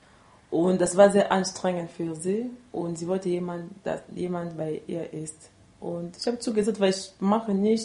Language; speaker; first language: German; non-native, learner; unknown